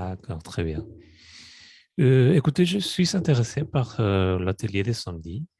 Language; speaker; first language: French; non-native, fluent; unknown